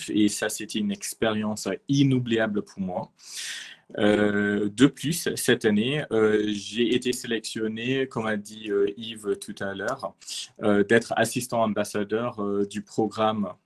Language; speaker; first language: French; non-native, fluent; English